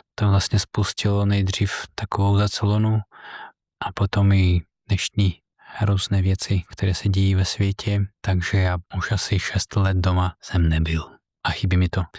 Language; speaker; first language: Czech; non-native, fluent; Russian